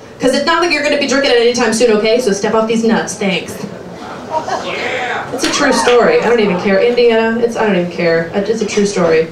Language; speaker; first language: English; native; English